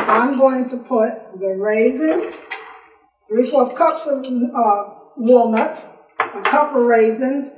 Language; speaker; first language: English; native; English